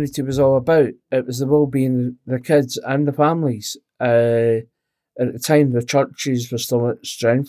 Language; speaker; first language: English; native; English